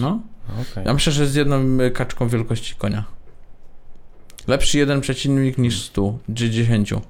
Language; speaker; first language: Polish; native; Polish